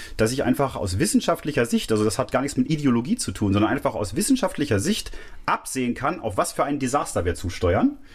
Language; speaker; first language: German; native; German